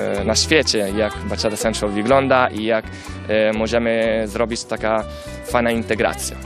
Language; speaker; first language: Polish; non-native, learner; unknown